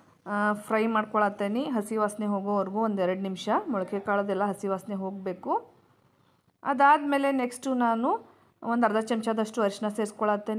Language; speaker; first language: Kannada; native; Kannada